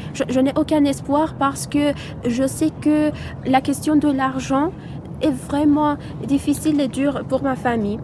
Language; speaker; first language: French; non-native, fluent; Persian